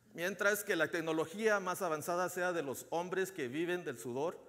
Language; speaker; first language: Spanish; early bilingual, other home language; English